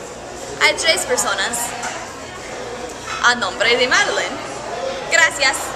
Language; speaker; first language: Spanish; non-native, learner; English